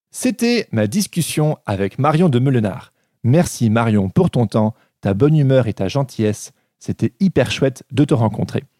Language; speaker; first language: French; native; French